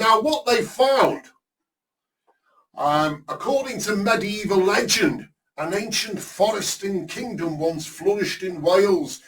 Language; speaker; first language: English; native; English